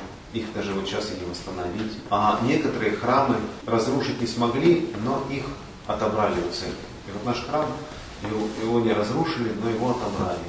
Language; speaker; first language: Russian; native; Russian